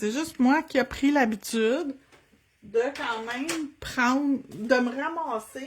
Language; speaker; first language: French; native; French